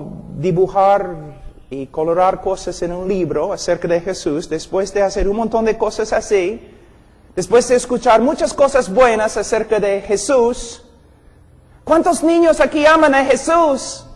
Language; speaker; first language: Spanish; non-native, fluent; English